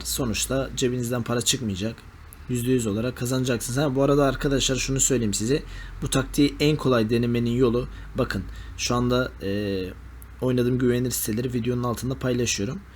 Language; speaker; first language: Turkish; native; Turkish